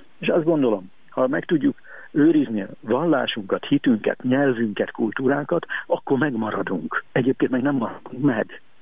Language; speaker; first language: Hungarian; native; Hungarian